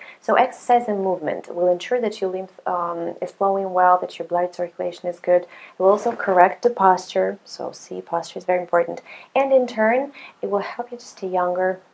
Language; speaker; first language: English; non-native, fluent; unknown